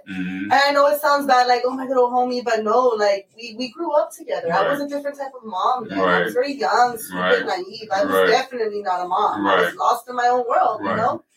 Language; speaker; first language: English; early bilingual, other home language; Spanish